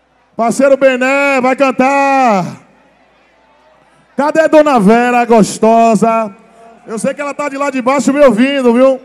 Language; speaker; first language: Portuguese; native; Portuguese